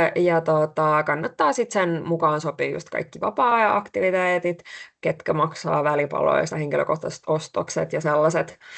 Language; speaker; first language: Finnish; native; Finnish